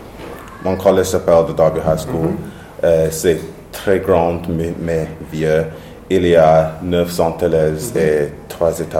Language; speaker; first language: French; non-native, learner; English